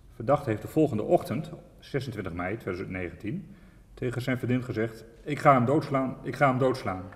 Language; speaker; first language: Dutch; native; Dutch